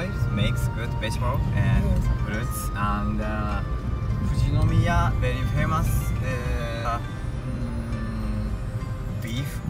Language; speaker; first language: English; non-native, learner; Japanese